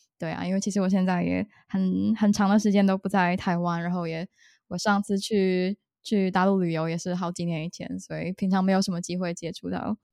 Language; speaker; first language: Chinese; native; Chinese